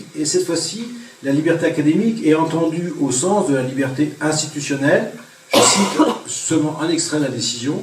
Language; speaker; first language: French; native; French